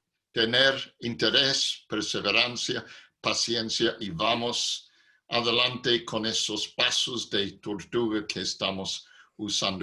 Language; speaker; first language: Spanish; non-native, fluent; English